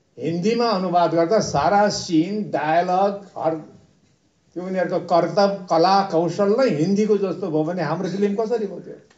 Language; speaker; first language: Nepali; non-native, local second language; Limburgish